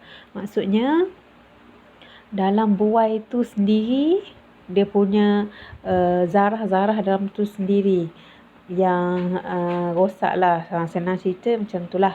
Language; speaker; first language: Malay; native; Malay